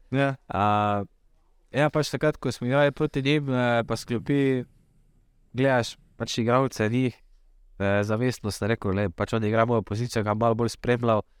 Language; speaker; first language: Slovenian; native; Slovenian